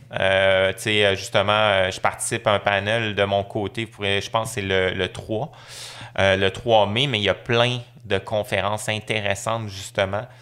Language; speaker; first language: French; native; French